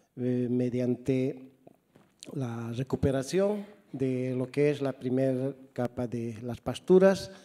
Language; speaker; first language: Spanish; native; Spanish